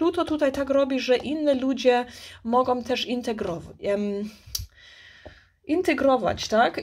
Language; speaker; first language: Polish; early bilingual, heritage; Polish